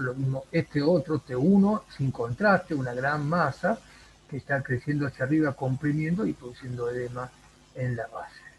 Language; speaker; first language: Spanish; native; Spanish